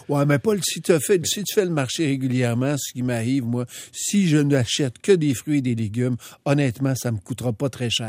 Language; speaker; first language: French; native; French